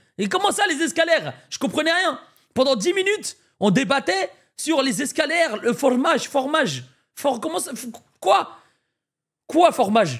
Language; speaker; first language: French; native; French